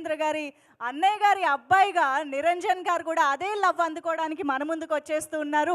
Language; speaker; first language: Telugu; native; Telugu